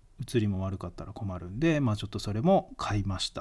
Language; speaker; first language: Japanese; native; Japanese